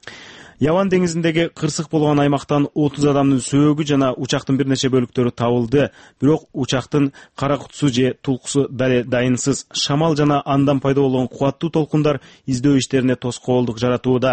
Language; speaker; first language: Kyrgyz; native; Kyrgyz